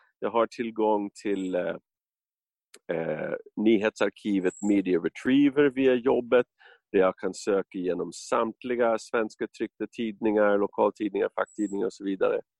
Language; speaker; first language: Swedish; non-native, fluent; English